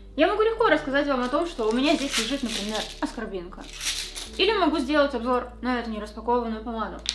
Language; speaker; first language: Russian; native; Russian